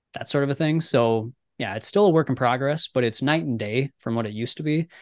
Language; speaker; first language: English; native; English